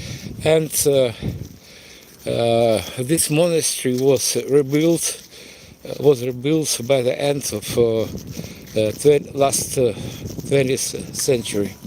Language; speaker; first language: English; non-native, fluent; Russian